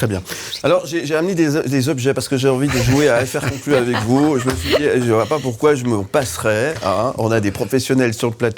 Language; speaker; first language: French; native; French